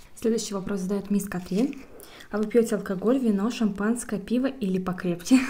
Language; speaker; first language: Russian; native; Russian